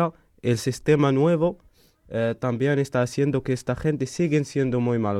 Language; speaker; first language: Spanish; non-native, fluent; Arabic